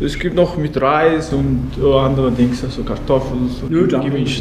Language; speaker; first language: German; non-native, learner; Mongolian